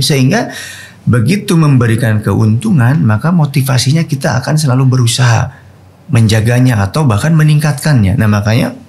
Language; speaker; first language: Indonesian; native; Indonesian